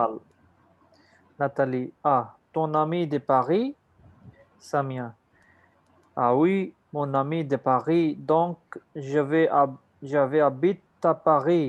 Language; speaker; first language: French; non-native, learner; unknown